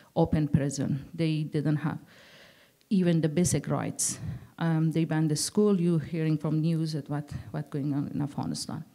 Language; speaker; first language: English; non-native, learner; Persian